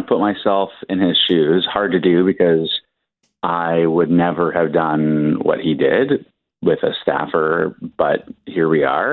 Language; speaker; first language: English; native; English